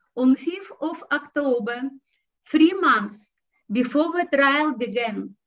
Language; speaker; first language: English; non-native, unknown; Russian